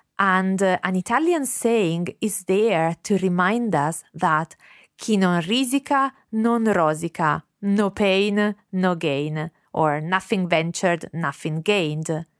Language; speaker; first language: English; non-native, fluent; Italian